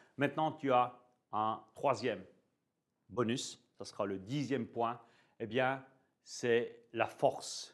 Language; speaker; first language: French; native; French